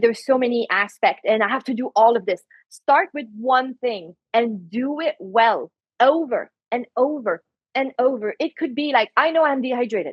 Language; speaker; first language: English; non-native, fluent; French